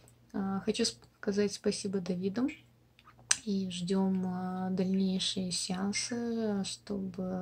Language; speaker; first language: Russian; non-native, local second language; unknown